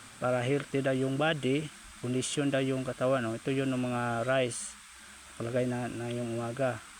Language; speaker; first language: Filipino; non-native, local second language; Cebuano